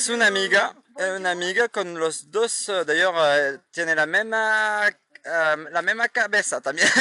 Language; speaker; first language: Spanish; non-native, learner; French